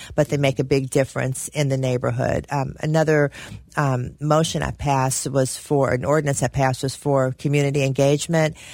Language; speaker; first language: English; native; English